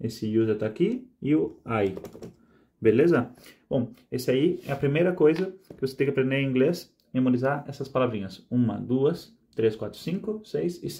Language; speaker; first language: Portuguese; non-native, fluent; Spanish